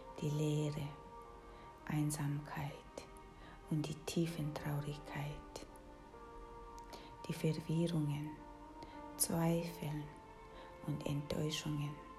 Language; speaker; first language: German; non-native, fluent; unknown